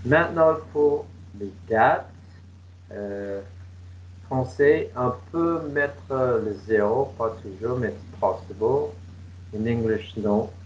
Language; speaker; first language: French; non-native, fluent; English